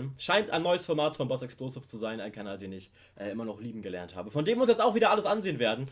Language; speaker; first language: German; native; German